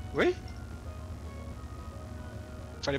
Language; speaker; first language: French; native; French